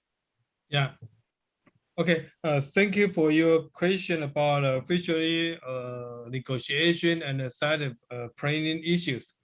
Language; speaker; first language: English; non-native, learner; Chinese